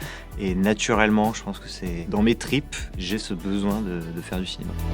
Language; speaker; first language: French; native; French